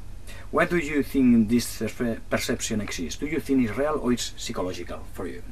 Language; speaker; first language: English; non-native, learner; Spanish